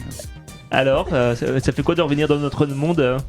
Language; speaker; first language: French; native; French